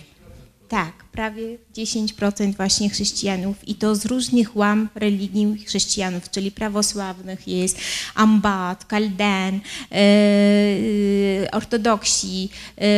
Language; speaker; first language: Polish; early bilingual, heritage; Arabic